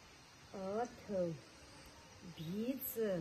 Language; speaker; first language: Chinese; non-native, learner; Nepali